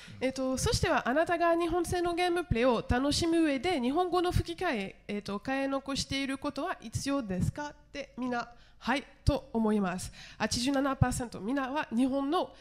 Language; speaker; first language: Japanese; non-native, fluent; French